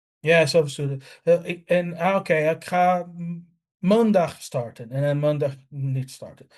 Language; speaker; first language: Dutch; non-native, learner; Portuguese